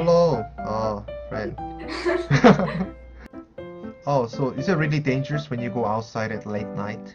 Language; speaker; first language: English; non-native, fluent; Korean